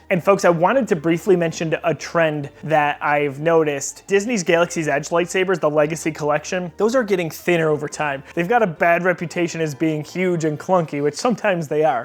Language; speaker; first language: English; native; English